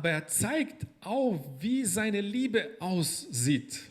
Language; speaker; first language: German; non-native, fluent; Portuguese